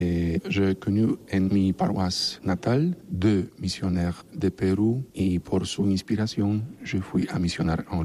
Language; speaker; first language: French; non-native, learner; Polish